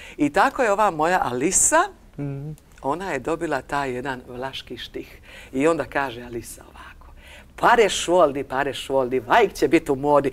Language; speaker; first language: Croatian; native; Croatian